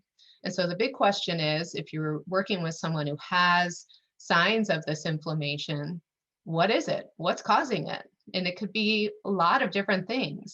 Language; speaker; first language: English; native; English